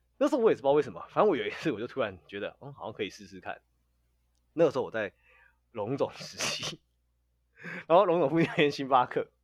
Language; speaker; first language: Chinese; native; Chinese